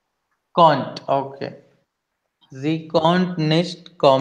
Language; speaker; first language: German; non-native, learner; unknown